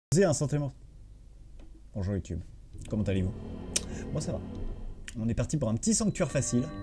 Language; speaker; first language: French; native; French